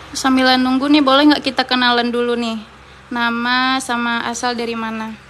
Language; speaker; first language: Indonesian; native; Indonesian